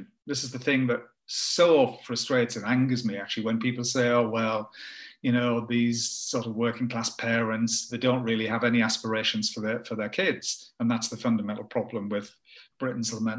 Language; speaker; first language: English; native; English